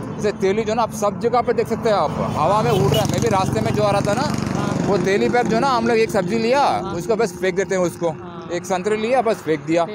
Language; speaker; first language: Hindi; non-native, local second language; Tamil